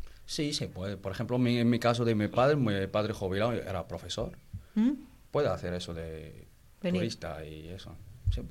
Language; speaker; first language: Spanish; non-native, learner; Arabic